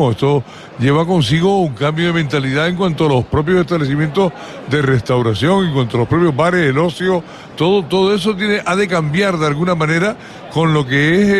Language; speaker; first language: Spanish; native; Spanish